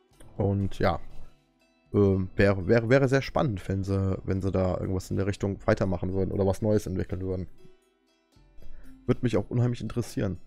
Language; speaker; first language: German; native; German